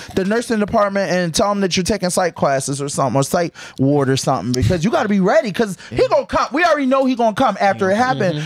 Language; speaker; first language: English; native; English